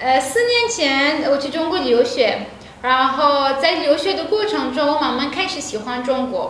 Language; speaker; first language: Chinese; non-native, fluent; Persian